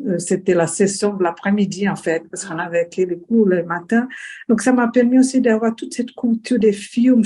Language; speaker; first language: French; non-native, fluent; Portuguese